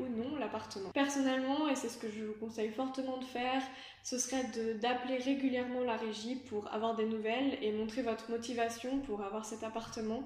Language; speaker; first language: French; native; French